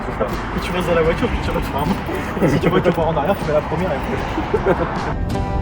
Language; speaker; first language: French; native; French